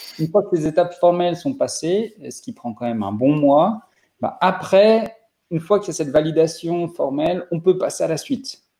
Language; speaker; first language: French; native; French